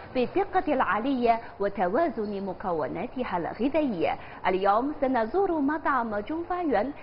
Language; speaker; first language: Arabic; non-native, fluent; Chinese